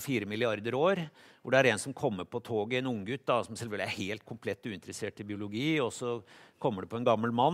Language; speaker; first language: Norwegian; native; Norwegian